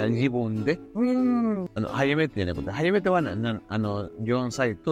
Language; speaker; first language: Japanese; non-native, learner; Spanish